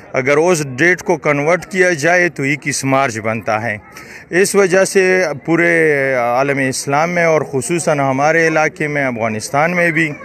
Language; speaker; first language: Urdu; non-native, local second language; Pashto